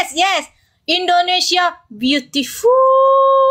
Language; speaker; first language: English; non-native, learner; Indonesian